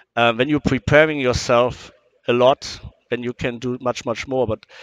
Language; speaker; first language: English; non-native, fluent; German